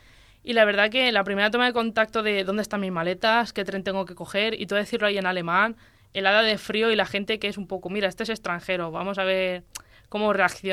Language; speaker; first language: Spanish; native; Spanish